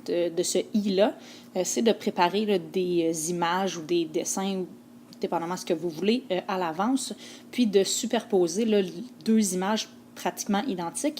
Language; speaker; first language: French; native; French